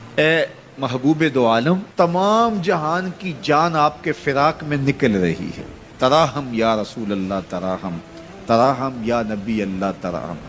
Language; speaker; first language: Urdu; non-native, local second language; Punjabi